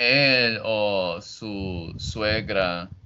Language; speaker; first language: Spanish; non-native, learner; Portuguese